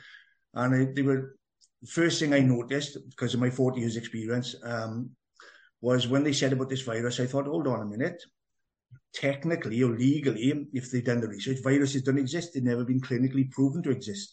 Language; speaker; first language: English; native; English